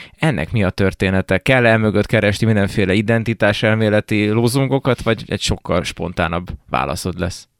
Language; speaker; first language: Hungarian; native; Hungarian